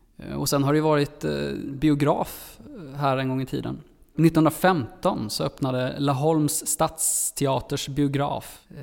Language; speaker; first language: Swedish; native; Swedish